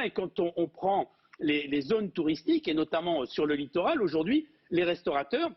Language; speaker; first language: French; native; French